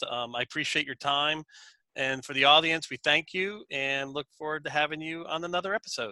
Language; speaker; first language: English; native; English